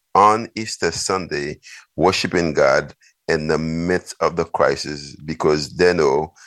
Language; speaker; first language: English; non-native, fluent; Haitian Creole